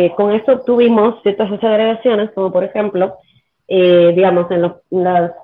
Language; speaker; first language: Spanish; native; Spanish